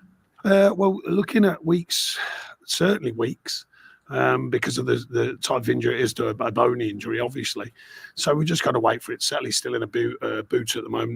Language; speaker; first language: English; native; English